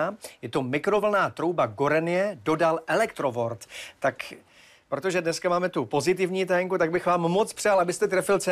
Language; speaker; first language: Czech; native; Czech